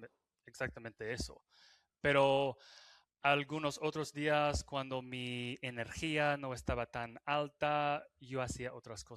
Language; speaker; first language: Spanish; non-native, fluent; English